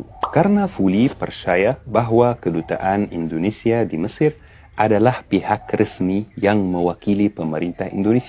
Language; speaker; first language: Indonesian; non-native, fluent; Arabic